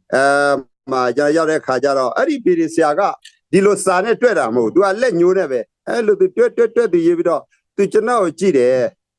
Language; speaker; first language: Burmese; non-native, local second language; S'gaw Karen